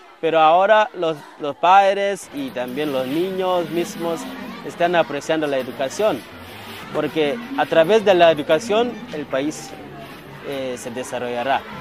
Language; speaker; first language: Spanish; non-native, fluent; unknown